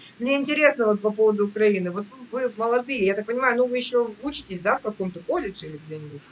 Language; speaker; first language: Russian; native; Russian